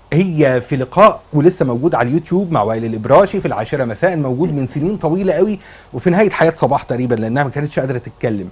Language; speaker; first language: Arabic; native; Arabic